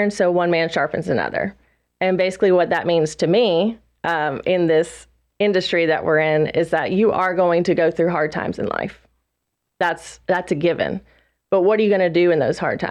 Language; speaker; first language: English; native; English